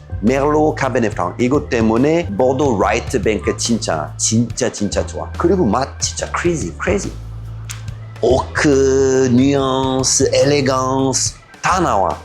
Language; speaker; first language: Korean; non-native, learner; French